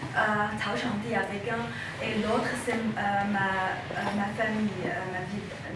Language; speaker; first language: French; non-native, fluent; Chinese